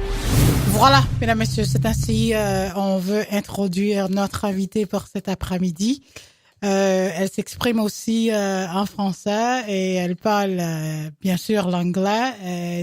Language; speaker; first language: French; non-native, local second language; Haitian Creole